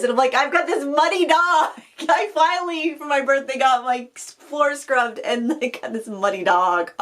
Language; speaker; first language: English; native; English